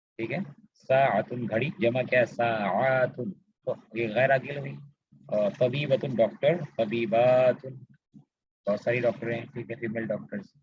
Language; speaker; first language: Urdu; native; Urdu